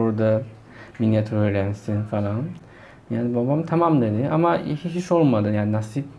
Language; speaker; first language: Turkish; non-native, fluent; Chinese